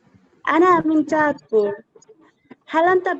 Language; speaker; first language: Arabic; non-native, learner; Bangla